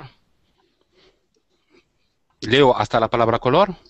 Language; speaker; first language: Spanish; non-native, learner; Arabic